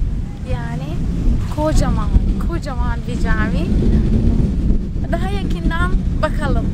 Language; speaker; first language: Turkish; non-native, fluent; Portuguese